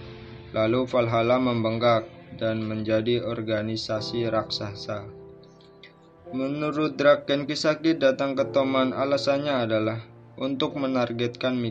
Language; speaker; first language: Indonesian; native; Indonesian